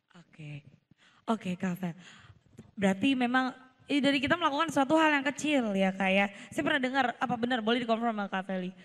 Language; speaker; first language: Indonesian; native; Indonesian